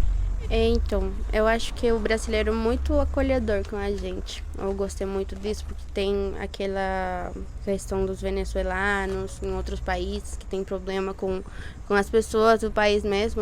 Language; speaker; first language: Portuguese; non-native, fluent; Spanish